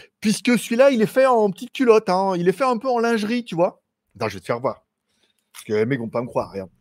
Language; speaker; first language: French; native; French